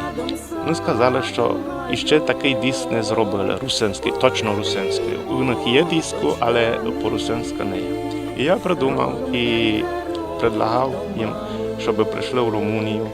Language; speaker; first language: Ukrainian; early bilingual, heritage; Rusyn